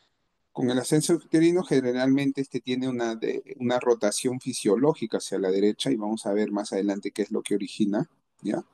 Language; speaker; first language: Spanish; native; Spanish